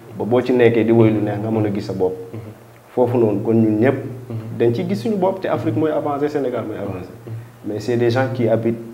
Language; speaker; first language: Wolof; non-native, local second language; Serer